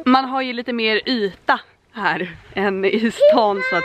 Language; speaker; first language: Swedish; native; Swedish